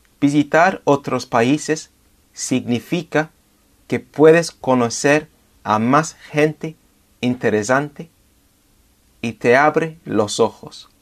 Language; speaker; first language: Spanish; non-native, fluent; English